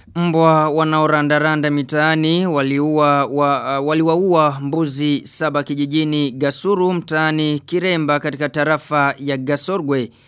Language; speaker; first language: Swahili; non-native, local second language; Rundi